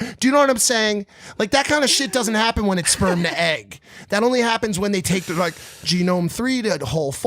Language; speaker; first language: English; native; English